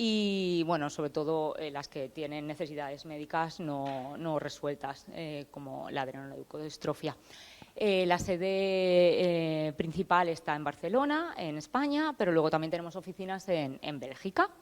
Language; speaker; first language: Spanish; native; Spanish